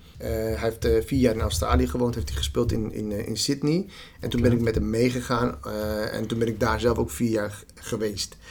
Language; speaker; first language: Dutch; early bilingual, other home language; Somali